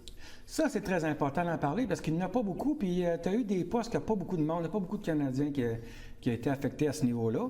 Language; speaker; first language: French; native; French